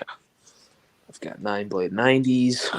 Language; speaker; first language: English; native; English